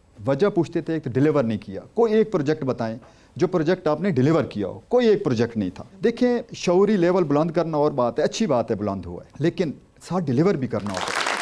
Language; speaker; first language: Urdu; non-native, local second language; Saraiki